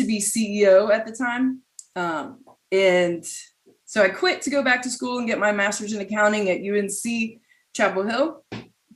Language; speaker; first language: English; native; English